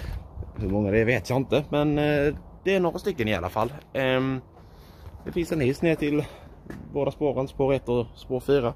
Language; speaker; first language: Swedish; native; Swedish